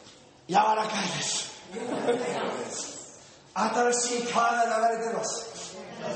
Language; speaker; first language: Japanese; non-native, fluent; English